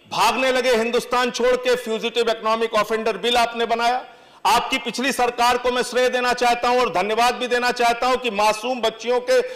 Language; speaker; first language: Hindi; native; Hindi